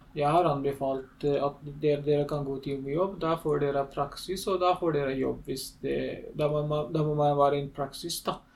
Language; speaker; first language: Norwegian; non-native, learner; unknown